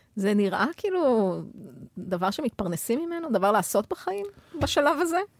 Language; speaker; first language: Hebrew; native; Hebrew